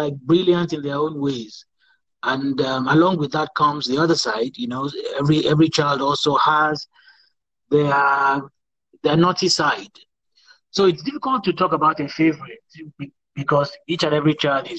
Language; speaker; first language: English; non-native, local second language; Yoruba